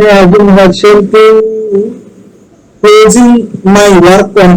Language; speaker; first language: English; non-native, learner; Bangla